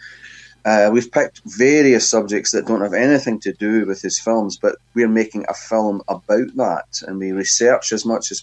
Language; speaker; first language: English; native; English